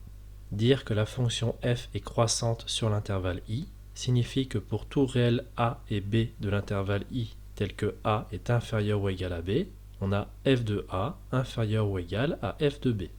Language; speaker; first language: French; native; French